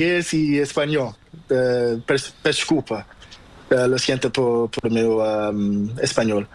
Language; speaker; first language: Spanish; non-native, learner; Portuguese